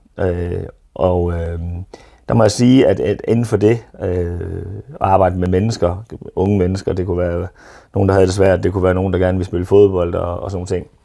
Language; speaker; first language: Danish; native; Danish